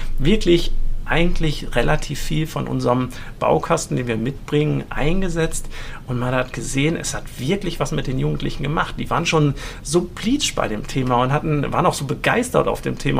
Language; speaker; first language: German; native; German